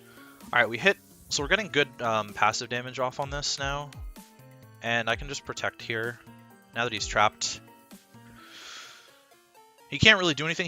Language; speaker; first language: English; native; English